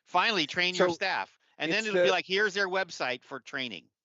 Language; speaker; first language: English; native; English